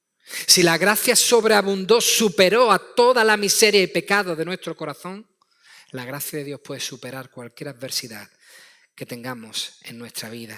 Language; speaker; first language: Spanish; native; Spanish